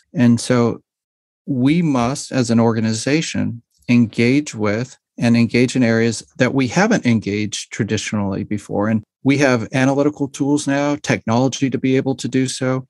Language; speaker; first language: English; native; English